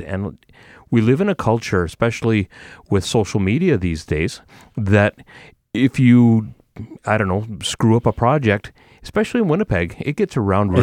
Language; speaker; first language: English; native; English